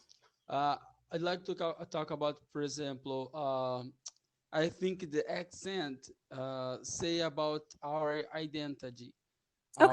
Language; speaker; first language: English; non-native, learner; Portuguese